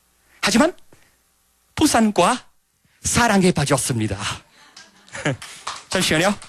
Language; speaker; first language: Korean; non-native, fluent; Italian